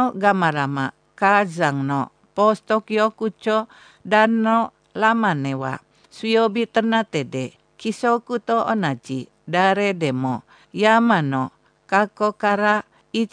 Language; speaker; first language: Japanese; non-native, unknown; Indonesian